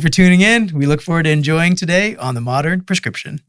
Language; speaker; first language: English; native; English